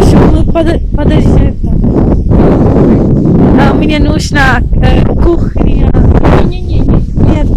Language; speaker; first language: Russian; non-native, learner; Malayalam